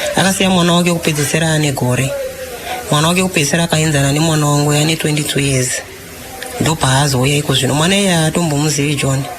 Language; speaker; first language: Shona; non-native, fluent; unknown